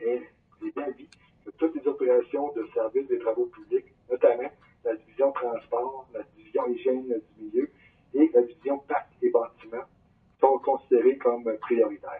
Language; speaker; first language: French; native; French